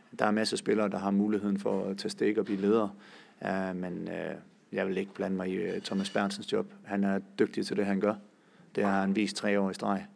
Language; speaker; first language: Danish; native; Danish